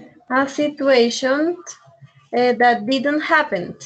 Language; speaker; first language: English; non-native, learner; Spanish